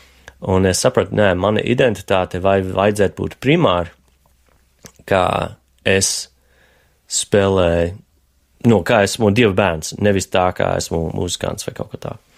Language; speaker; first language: Latvian; non-native, fluent; English